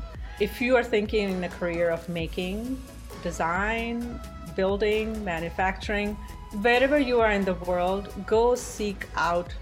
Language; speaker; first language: English; non-native, local second language; Gujarati